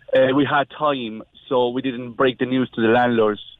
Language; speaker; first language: English; non-native, fluent; Spanish